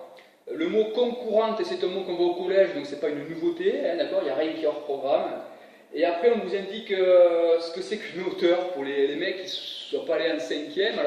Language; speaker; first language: French; native; French